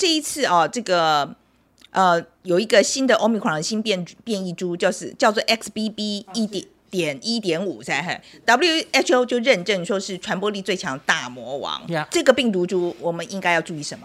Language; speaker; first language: Chinese; native; Chinese